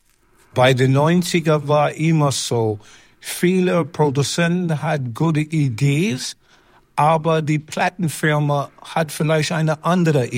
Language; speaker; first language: German; non-native, fluent; English